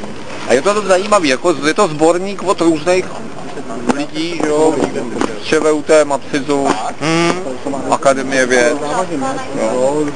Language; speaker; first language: Czech; native; Czech